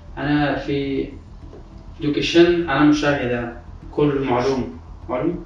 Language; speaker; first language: Arabic; non-native, learner; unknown